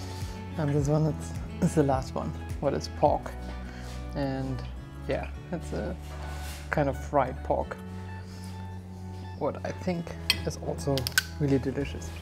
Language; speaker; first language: English; non-native, fluent; German